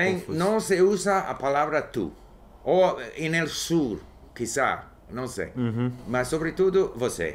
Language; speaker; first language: Portuguese; non-native, learner; English